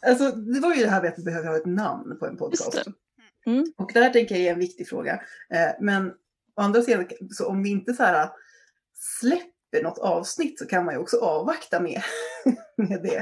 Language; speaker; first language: Swedish; native; Swedish